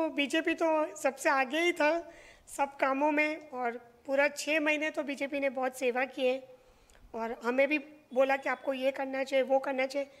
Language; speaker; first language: Hindi; non-native, local second language; Marathi